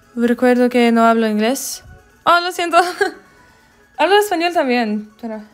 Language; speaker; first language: Spanish; non-native, learner; English